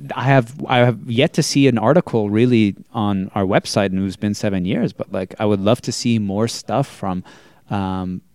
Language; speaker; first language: English; native; English